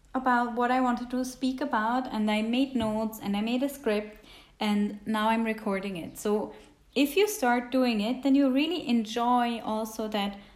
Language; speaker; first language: English; non-native, fluent; Italian